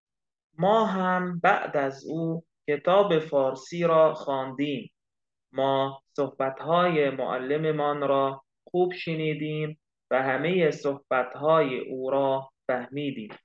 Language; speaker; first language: Persian; non-native, fluent; Arabic